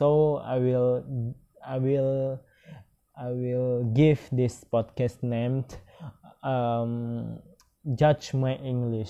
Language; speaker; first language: English; non-native, learner; Minangkabau